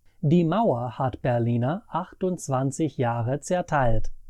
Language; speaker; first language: German; non-native, fluent; English